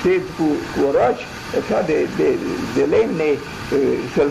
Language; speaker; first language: Romanian; non-native, local second language; German